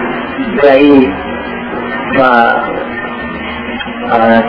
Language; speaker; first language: Spanish; early bilingual, heritage; Spanish